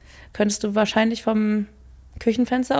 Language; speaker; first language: German; native; German